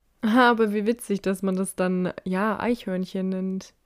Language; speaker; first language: German; native; German